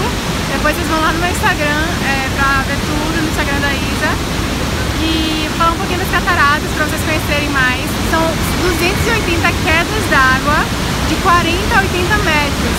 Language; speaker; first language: Portuguese; native; Portuguese